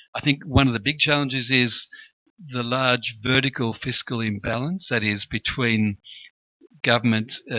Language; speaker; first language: English; native; English